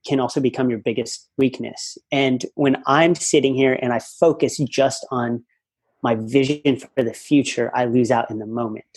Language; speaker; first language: English; native; English